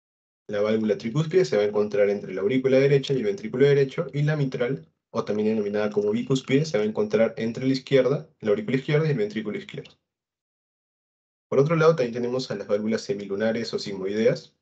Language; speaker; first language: Spanish; native; Spanish